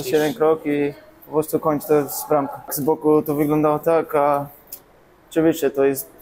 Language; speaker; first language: Polish; non-native, learner; English